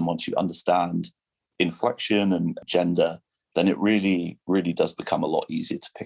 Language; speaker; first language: English; non-native, local second language; French